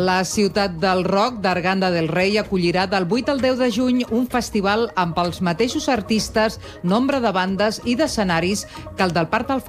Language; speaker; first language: Catalan; native; Catalan